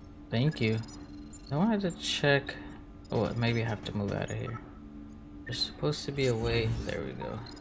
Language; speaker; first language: English; non-native, local second language; Spanish